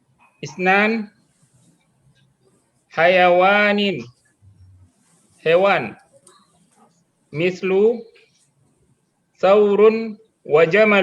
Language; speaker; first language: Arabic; non-native, learner; Indonesian